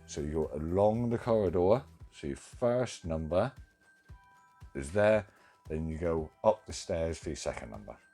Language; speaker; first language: English; native; English